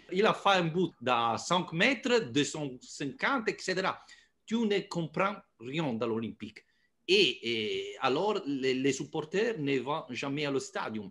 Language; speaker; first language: French; non-native, fluent; Italian